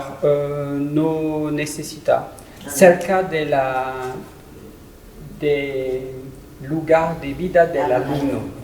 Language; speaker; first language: Spanish; non-native, learner; French